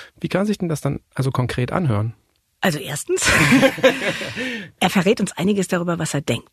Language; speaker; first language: German; native; German